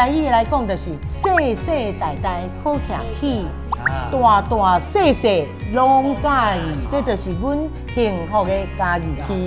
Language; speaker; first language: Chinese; non-native, local second language; Min Nan Chinese